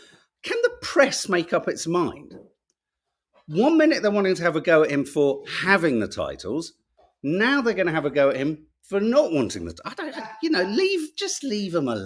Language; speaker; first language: English; native; English